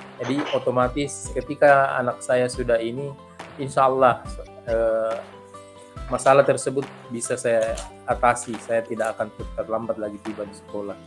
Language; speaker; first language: Indonesian; non-native, local second language; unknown